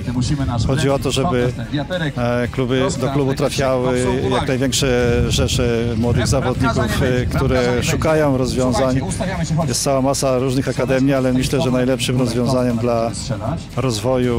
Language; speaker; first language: Polish; native; Polish